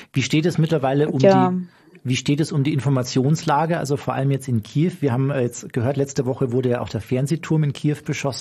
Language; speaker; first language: German; native; German